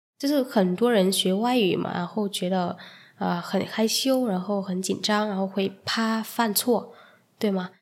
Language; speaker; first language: Chinese; non-native, fluent; Vietnamese